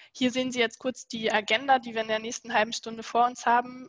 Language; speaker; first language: German; native; German